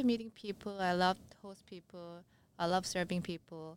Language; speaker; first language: English; non-native, learner; Korean